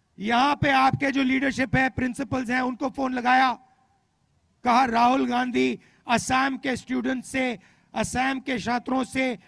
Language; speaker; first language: Hindi; native; Hindi